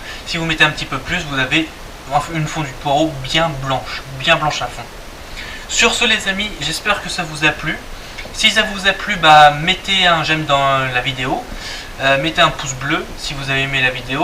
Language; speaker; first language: French; native; French